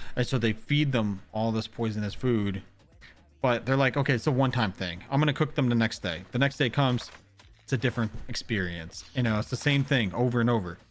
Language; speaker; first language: English; native; English